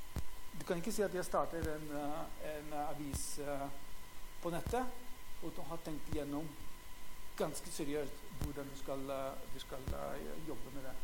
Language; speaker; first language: Norwegian; non-native, fluent; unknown